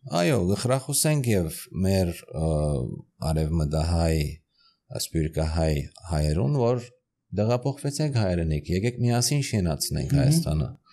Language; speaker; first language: Armenian; early bilingual, heritage; Armenian